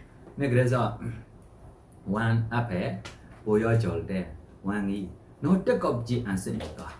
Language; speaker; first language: Korean; non-native, fluent; Burmese